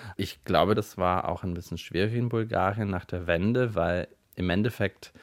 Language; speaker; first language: German; non-native, fluent; Bulgarian